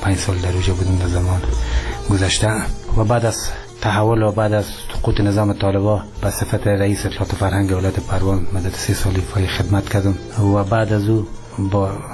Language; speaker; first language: Persian; native; Persian